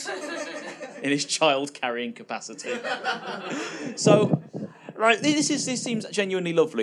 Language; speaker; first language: English; native; English